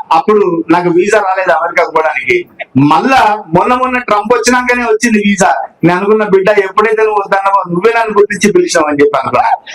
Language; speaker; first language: Telugu; native; Telugu